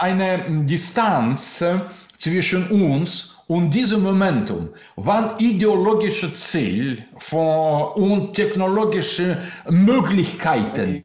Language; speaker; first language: German; non-native, learner; Russian